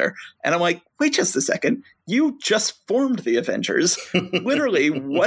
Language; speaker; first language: English; native; English